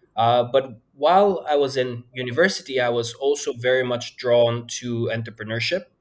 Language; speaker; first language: English; non-native, fluent; Bulgarian